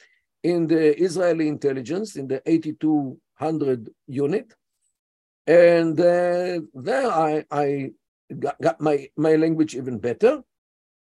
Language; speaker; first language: English; non-native, fluent; Yiddish